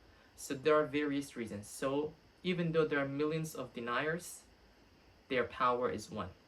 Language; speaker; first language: English; non-native, fluent; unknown